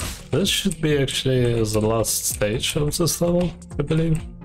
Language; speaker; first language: English; non-native, learner; Russian